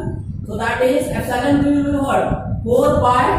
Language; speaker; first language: English; non-native, local second language; Hindi